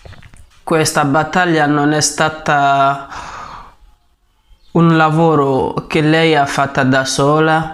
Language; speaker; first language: Italian; non-native, fluent; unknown